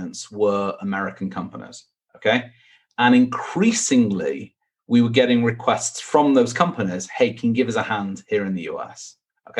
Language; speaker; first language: English; native; English